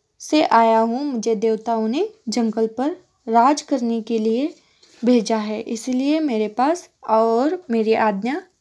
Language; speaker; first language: Hindi; non-native, local second language; Kannada